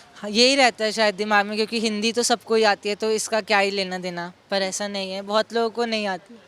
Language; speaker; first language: Hindi; native; Hindi